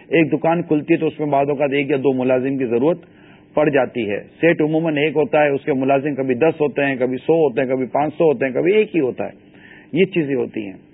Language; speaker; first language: Urdu; native; Urdu